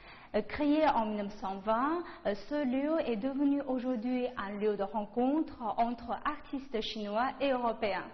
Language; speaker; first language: French; non-native, fluent; Chinese